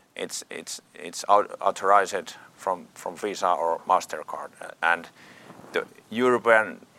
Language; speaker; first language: English; non-native, fluent; Finnish